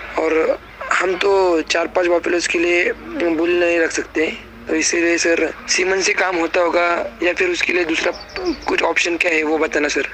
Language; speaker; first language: Hindi; non-native, local second language; Marathi